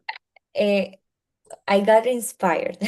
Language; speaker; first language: English; non-native, learner; Spanish